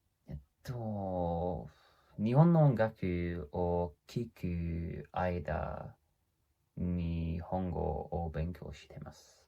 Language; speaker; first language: Japanese; non-native, learner; English